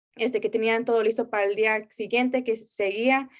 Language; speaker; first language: Spanish; early bilingual, heritage; Spanish